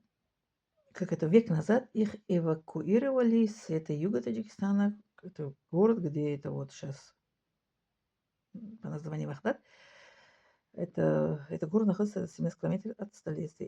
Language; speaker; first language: Russian; non-native, local second language; Tajik